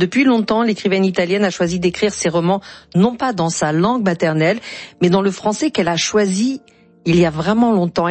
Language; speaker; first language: French; native; French